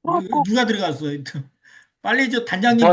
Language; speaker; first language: Korean; native; Korean